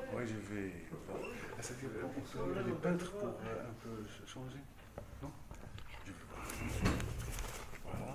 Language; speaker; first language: French; non-native, local second language; Arabic